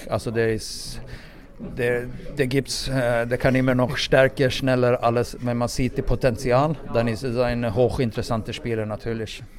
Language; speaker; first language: German; non-native, fluent; Swedish